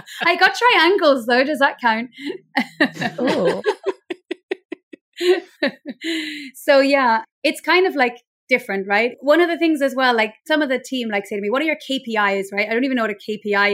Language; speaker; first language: English; native; English